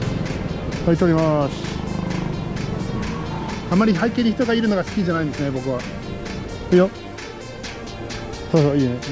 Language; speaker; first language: Japanese; non-native, fluent; English